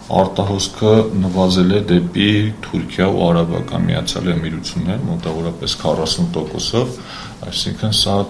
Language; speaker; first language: Armenian; native; Armenian